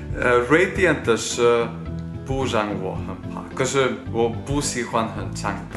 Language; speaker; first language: Chinese; non-native, learner; Swedish